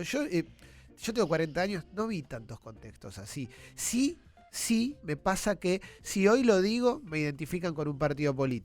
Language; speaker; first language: Spanish; native; Spanish